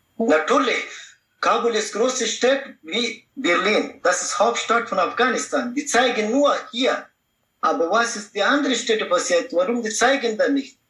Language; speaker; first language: German; non-native, learner; Pashto